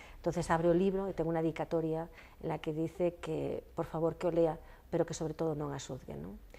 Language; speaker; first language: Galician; non-native, local second language; Spanish